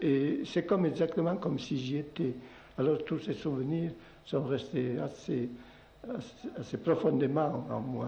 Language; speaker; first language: French; non-native, local second language; Occitan